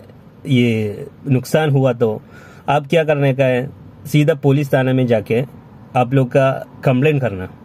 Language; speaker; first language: Hindi; non-native, local second language; Malayalam